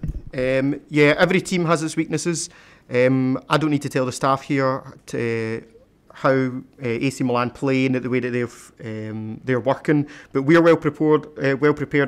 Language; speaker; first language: English; native; English